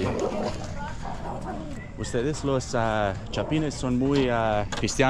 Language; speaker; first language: Spanish; non-native, learner; English